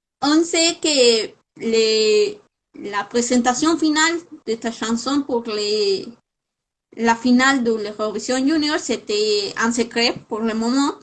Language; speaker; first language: French; non-native, fluent; Spanish